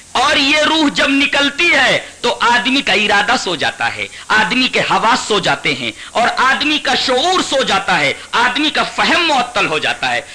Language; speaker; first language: Urdu; native; Urdu